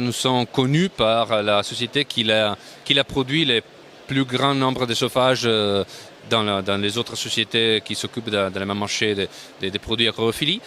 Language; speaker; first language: French; non-native, learner; Italian